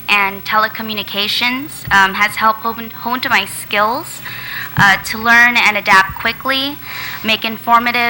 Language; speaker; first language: English; early bilingual, other home language; Filipino